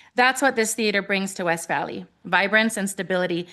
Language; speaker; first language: English; native; English